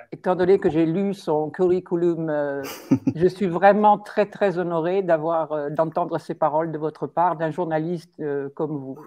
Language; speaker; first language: French; native; French